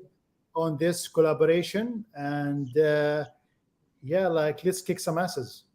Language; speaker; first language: English; non-native, fluent; Arabic